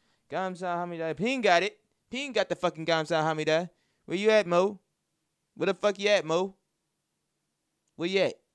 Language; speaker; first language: English; native; English